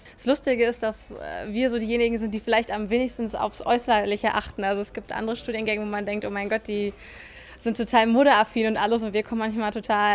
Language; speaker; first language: German; native; German